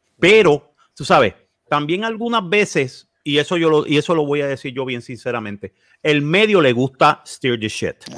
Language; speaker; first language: Spanish; native; Spanish